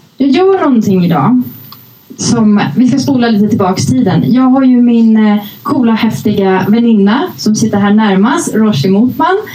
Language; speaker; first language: Swedish; early bilingual, other home language; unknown